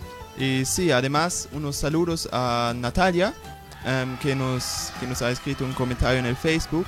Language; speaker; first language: Spanish; non-native, fluent; German